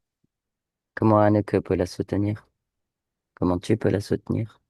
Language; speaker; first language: French; native; French